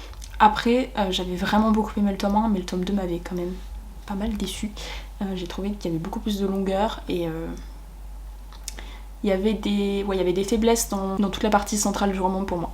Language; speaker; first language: French; native; French